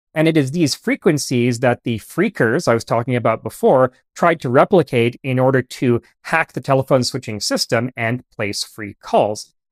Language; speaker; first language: English; native; English